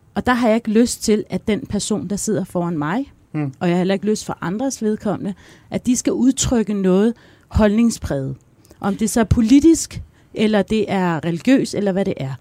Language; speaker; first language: Danish; early bilingual, other home language; Persian